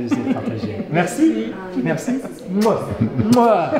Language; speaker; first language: French; non-native, fluent; English